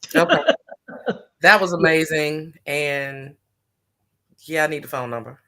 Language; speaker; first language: English; native; English